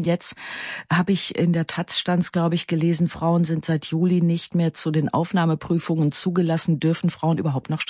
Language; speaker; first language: German; native; German